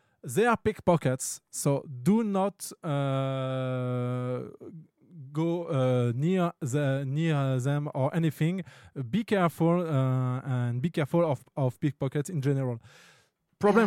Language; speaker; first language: English; non-native, fluent; French